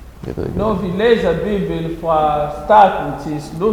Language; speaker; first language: Danish; early bilingual, other home language; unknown